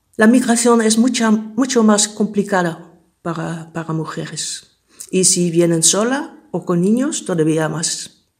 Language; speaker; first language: Spanish; non-native, fluent; Dutch